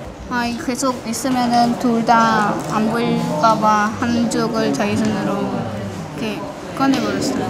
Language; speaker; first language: Korean; early bilingual, other home language; Khmer